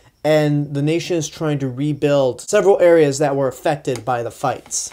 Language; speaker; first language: English; native; English